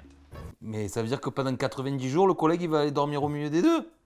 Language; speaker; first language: French; native; French